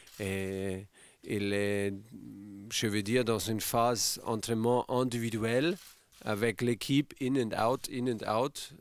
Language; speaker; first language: French; non-native, fluent; German